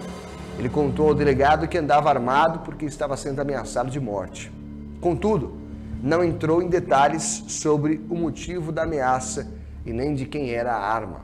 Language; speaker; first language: Portuguese; native; Portuguese